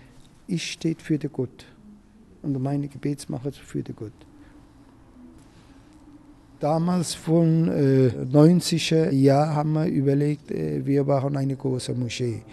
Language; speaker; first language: German; non-native, learner; Turkish